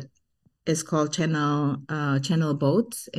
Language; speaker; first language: English; non-native, fluent; Sundanese